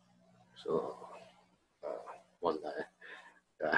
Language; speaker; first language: Japanese; non-native, learner; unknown